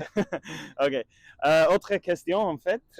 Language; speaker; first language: French; non-native, learner; English